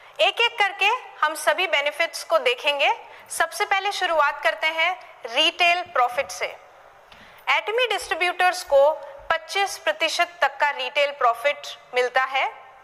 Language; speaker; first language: Hindi; native; Hindi